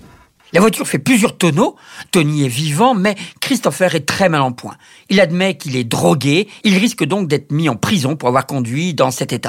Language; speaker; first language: French; native; French